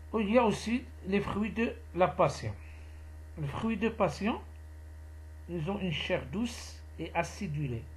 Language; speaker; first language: French; non-native, local second language; Arabic